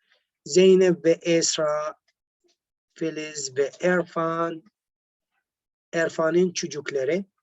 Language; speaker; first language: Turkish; non-native, learner; Arabic